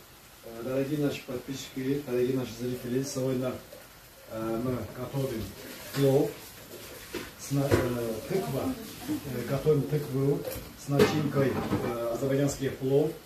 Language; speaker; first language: Russian; non-native, learner; Azerbaijani